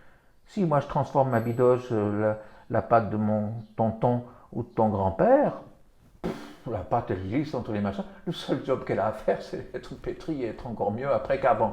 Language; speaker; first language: French; native; French